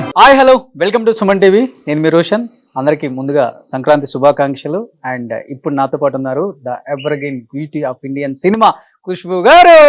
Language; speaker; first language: Telugu; native; Telugu